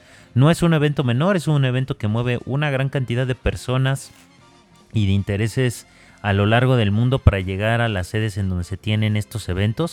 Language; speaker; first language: Spanish; native; Spanish